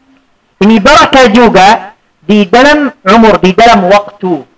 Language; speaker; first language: Indonesian; non-native, fluent; Arabic